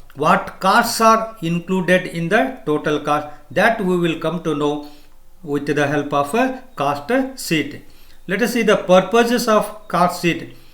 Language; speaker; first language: English; non-native, local second language; Kannada